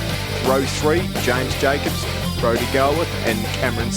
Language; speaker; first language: English; native; English